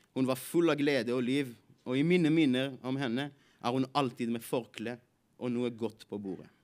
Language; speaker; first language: Norwegian; non-native, fluent; Hebrew